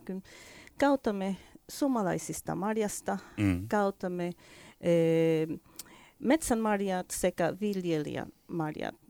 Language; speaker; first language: Finnish; non-native, learner; Spanish